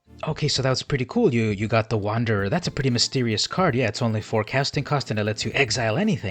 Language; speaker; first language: English; native; English